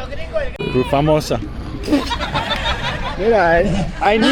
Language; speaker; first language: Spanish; non-native, learner; English